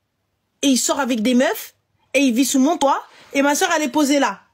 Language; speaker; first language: French; native; French